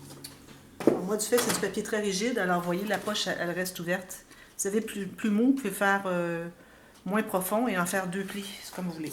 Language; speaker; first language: French; native; French